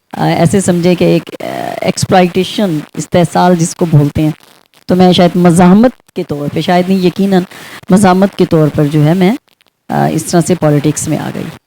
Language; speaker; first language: Urdu; non-native, local second language; Saraiki